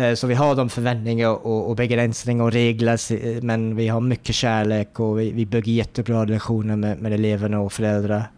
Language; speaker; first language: Swedish; non-native, fluent; English